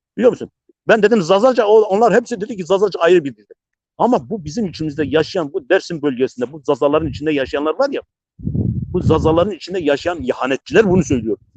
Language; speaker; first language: Turkish; non-native, local second language; Zaza